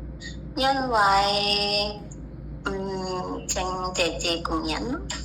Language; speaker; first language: Cantonese; non-native, learner; Indonesian